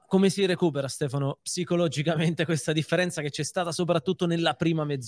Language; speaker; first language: Italian; native; Italian